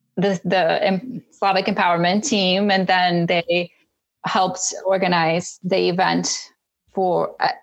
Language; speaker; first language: English; early bilingual, other home language; Russian